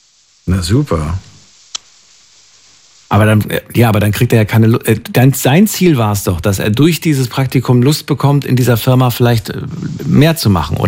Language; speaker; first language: German; native; German